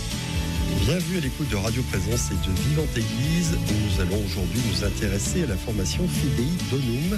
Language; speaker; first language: French; native; French